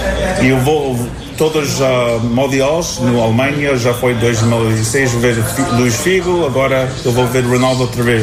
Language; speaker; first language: Portuguese; early bilingual, heritage; Portuguese